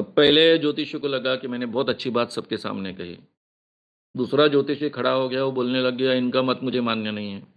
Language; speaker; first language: Hindi; non-native, local second language; Marathi